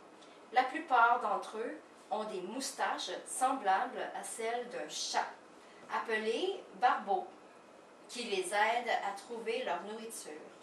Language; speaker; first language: French; native; French